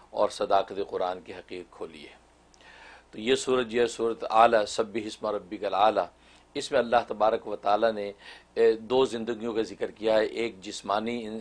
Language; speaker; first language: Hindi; non-native, local second language; Kashmiri